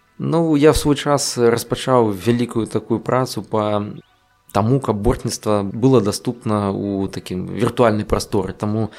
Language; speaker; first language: Belarusian; non-native, local second language; Russian